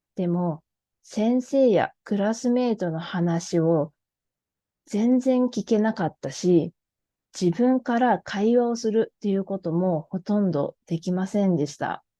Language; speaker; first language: Japanese; native; Japanese